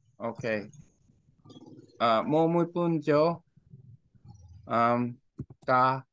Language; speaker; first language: Vietnamese; non-native, learner; Korean